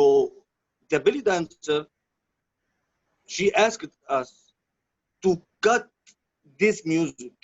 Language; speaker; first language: English; non-native, learner; Arabic